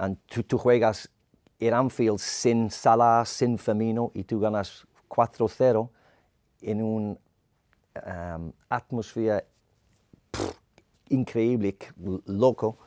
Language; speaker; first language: Spanish; non-native, learner; English